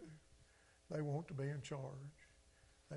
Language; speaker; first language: English; native; English